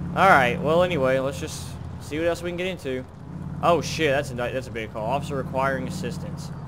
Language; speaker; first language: English; native; English